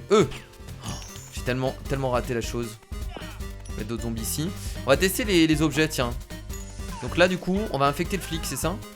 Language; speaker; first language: French; native; French